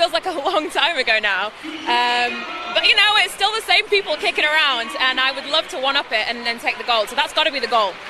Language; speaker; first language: English; native; English